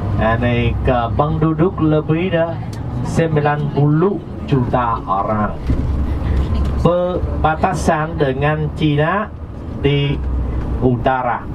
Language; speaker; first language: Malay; non-native, learner; Vietnamese